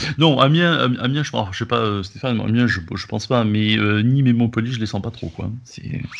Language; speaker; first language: French; native; French